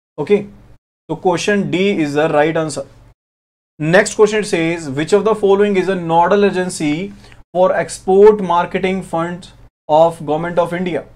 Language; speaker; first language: Hindi; native; Hindi